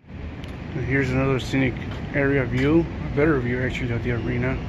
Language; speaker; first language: English; native; English